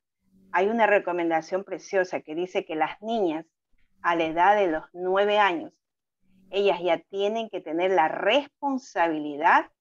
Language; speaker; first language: Spanish; native; Spanish